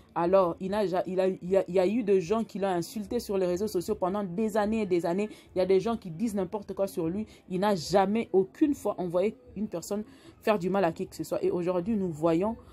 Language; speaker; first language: French; non-native, local second language; Lingala